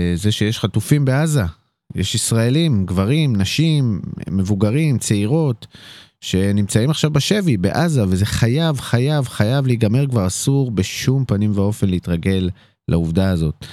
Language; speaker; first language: Hebrew; native; Hebrew